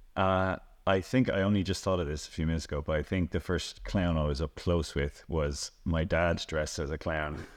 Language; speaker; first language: English; native; English